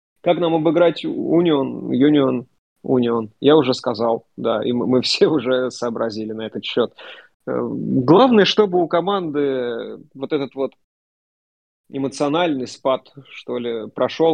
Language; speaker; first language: Russian; native; Russian